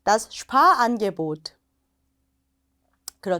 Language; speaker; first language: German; non-native, fluent; Korean